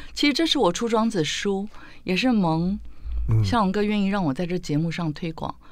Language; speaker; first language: Chinese; native; Chinese